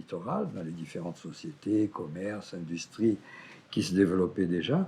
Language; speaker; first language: French; non-native, fluent; Portuguese